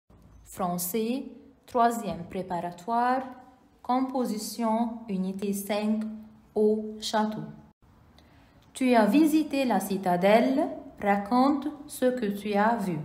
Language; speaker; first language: French; non-native, fluent; Arabic